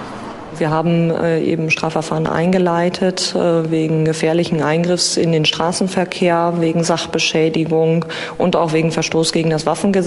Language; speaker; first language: German; native; German